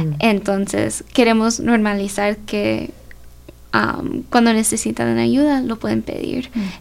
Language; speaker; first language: Spanish; early bilingual, heritage; Spanish